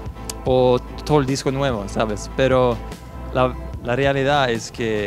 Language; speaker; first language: Spanish; non-native, fluent; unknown